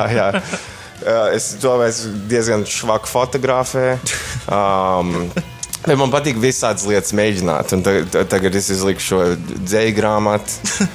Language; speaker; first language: Latvian; early bilingual, heritage; Latvian